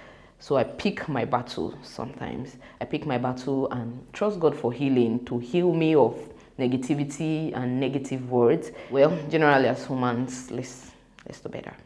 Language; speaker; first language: English; non-native, local second language; Yoruba